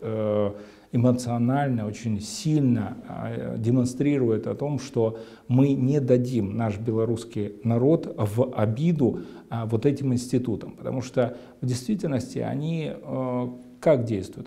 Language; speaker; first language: Russian; native; Russian